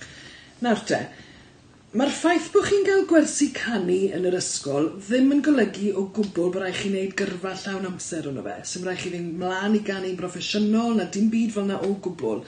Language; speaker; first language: Welsh; native; Welsh